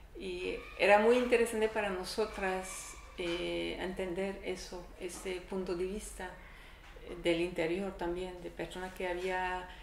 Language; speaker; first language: Spanish; non-native, learner; French